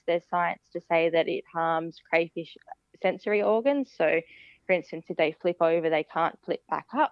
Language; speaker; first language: English; native; English